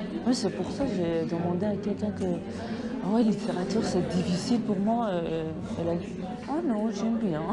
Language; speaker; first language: French; non-native, learner; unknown